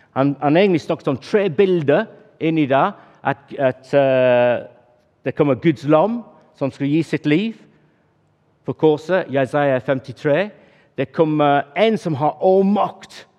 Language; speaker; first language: Norwegian; non-native, fluent; English